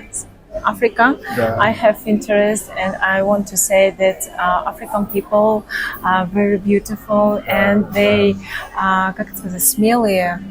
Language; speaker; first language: English; non-native, learner; Russian